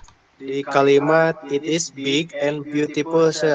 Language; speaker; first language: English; non-native, learner; Indonesian